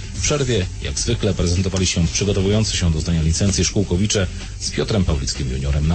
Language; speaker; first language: Polish; native; Polish